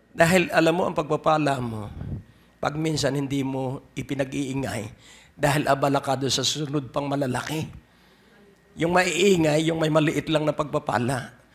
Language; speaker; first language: Filipino; native; Filipino